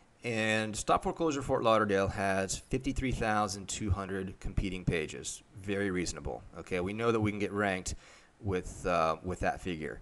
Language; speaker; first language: English; native; English